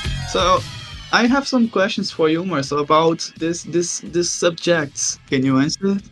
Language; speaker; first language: English; non-native, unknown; Portuguese